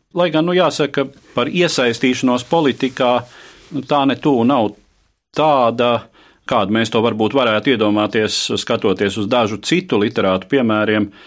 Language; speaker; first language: Latvian; native; Latvian